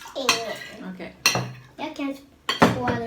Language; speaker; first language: Swedish; early bilingual, other home language; Thai